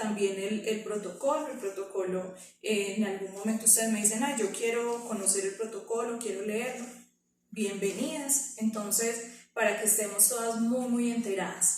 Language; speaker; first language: Spanish; native; Spanish